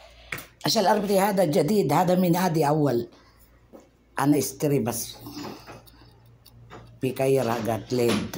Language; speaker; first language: Arabic; non-native, learner; Filipino